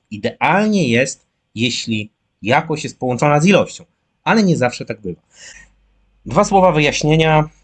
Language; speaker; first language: Polish; native; Polish